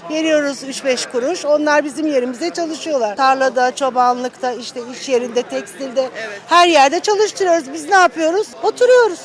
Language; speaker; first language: Turkish; native; Turkish